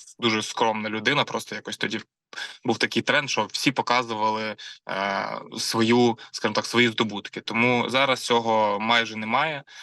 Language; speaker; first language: Ukrainian; non-native, local second language; Russian